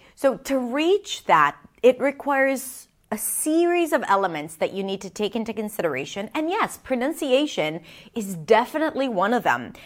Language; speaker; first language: English; non-native, fluent; Hebrew